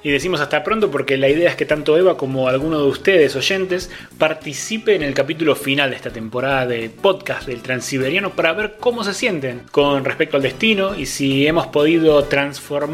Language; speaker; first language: Spanish; native; Spanish